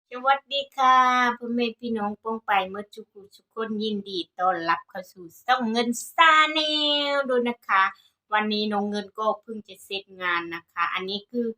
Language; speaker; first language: Thai; non-native, local second language; Northeastern Thai